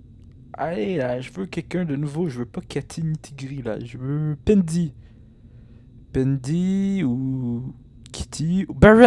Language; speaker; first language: French; native; French